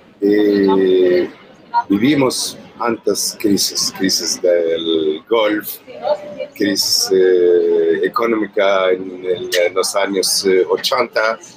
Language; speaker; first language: Spanish; non-native, learner; Arabic